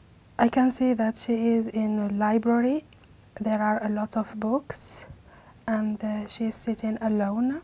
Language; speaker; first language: English; non-native, learner; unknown